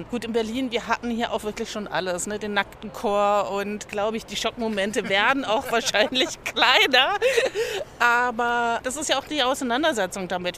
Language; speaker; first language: German; native; German